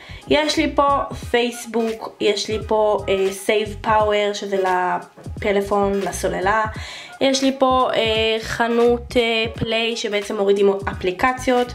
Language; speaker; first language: Hebrew; native; Hebrew